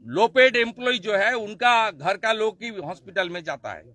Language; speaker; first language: Hindi; non-native, local second language; Bangla